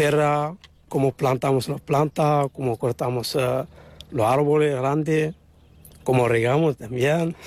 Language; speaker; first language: Spanish; non-native, learner; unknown